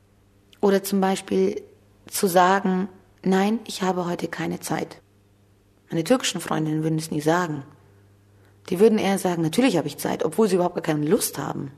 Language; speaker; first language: German; early bilingual, other home language; Turkish